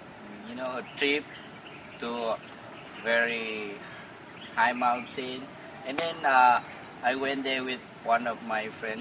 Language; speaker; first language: English; non-native, fluent; Vietnamese